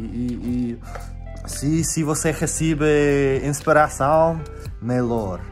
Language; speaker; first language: Portuguese; non-native, fluent; English